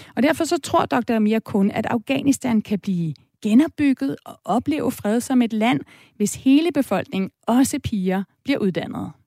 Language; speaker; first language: Danish; native; Danish